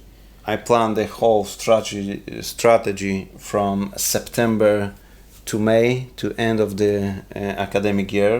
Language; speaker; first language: English; non-native, learner; Polish